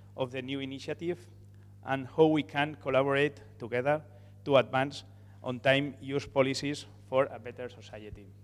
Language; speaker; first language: English; non-native, fluent; Catalan